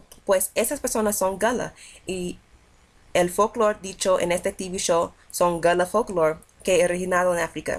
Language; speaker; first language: Spanish; non-native, learner; English